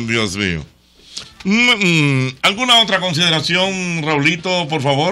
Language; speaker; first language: Spanish; native; Spanish